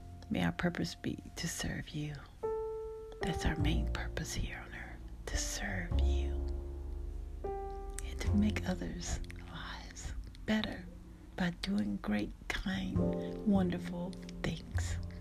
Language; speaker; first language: English; native; English